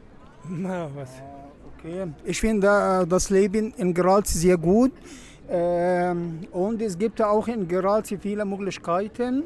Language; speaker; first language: German; non-native, learner; Arabic